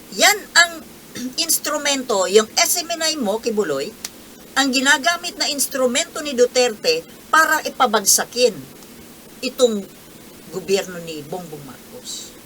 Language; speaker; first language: Filipino; native; Filipino